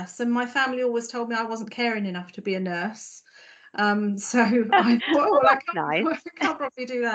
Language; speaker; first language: English; native; English